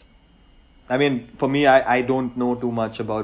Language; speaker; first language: English; non-native, local second language; Hindi